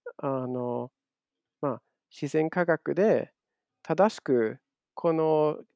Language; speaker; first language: Japanese; non-native, fluent; German